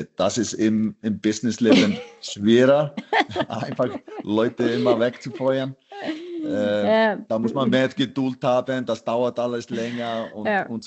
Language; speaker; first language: German; non-native, fluent; Icelandic